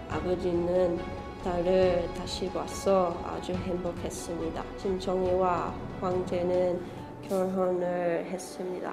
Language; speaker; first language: Korean; non-native, learner; English